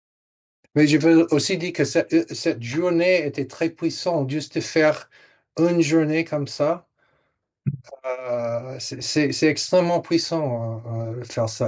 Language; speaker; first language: French; non-native, fluent; English